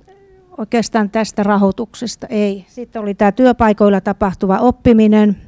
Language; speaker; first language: Finnish; native; Finnish